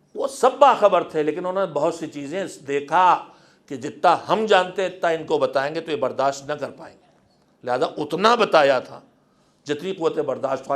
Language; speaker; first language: Urdu; native; Urdu